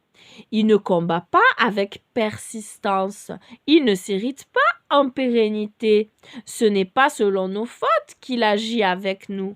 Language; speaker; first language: French; native; French